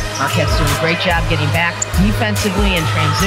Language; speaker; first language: English; native; English